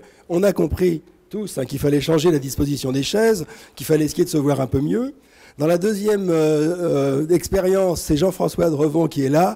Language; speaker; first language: French; native; French